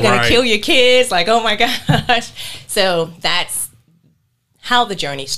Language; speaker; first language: English; native; English